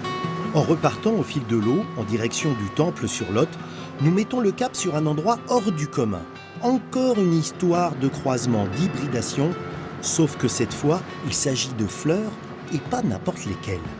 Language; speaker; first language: French; native; French